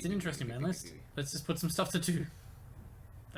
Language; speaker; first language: English; native; English